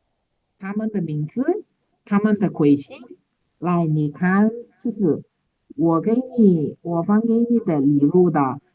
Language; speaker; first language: Chinese; non-native, learner; Indonesian